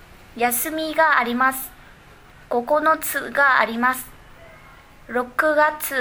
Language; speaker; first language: Japanese; non-native, learner; Vietnamese